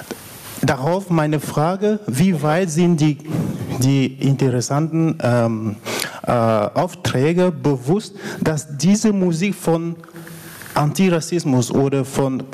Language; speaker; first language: German; non-native, fluent; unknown